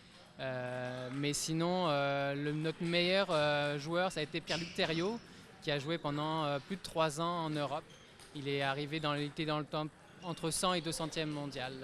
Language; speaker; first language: French; native; French